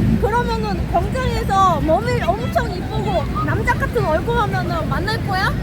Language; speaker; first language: Korean; non-native, fluent; Vietnamese